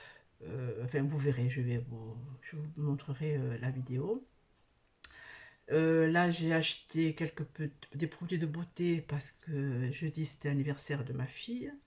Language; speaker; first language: French; native; French